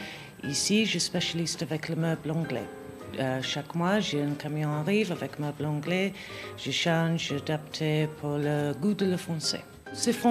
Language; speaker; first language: French; non-native, learner; English